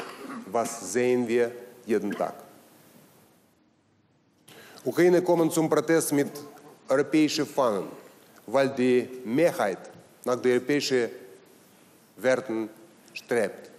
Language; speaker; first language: German; non-native, learner; Russian